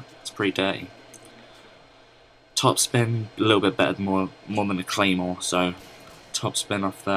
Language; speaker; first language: English; native; English